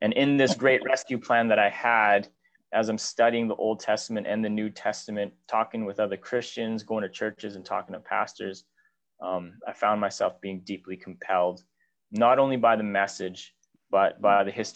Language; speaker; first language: English; native; English